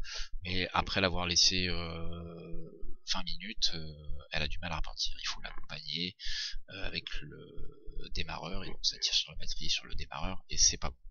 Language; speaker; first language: French; native; French